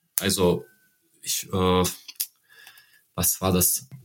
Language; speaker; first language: German; non-native, learner; Serbian